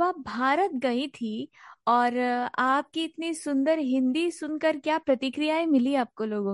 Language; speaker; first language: Hindi; native; Hindi